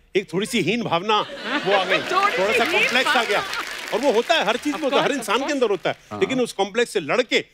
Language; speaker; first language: Hindi; native; Hindi